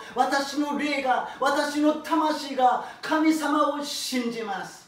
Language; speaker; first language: Japanese; non-native, fluent; Korean